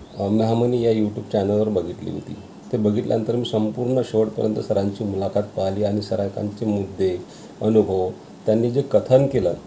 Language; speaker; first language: Marathi; native; Marathi